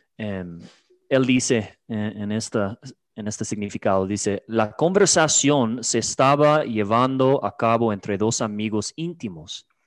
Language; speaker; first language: Spanish; non-native, fluent; English